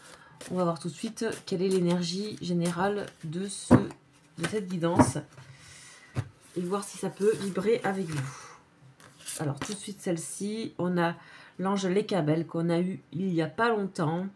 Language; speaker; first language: French; native; French